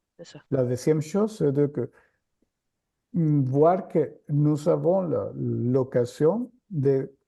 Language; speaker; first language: French; non-native, fluent; Spanish